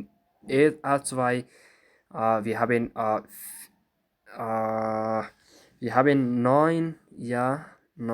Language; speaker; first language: German; non-native, fluent; Somali